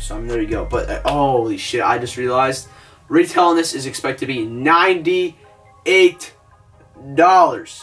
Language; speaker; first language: English; native; English